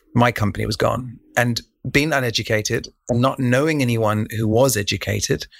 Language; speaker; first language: English; native; English